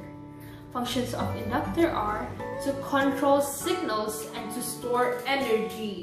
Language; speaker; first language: English; non-native, learner; Indonesian